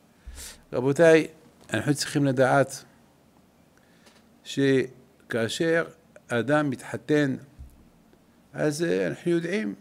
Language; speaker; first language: Hebrew; non-native, fluent; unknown